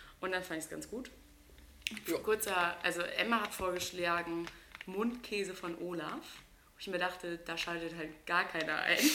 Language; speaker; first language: German; native; German